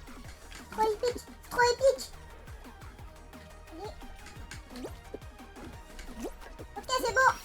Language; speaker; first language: French; native; French